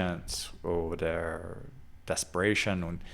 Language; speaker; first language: German; non-native, learner; English